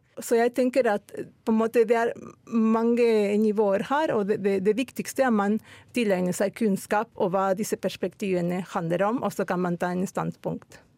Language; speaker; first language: Norwegian; non-native, fluent; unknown